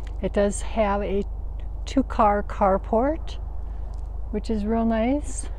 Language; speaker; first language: English; native; English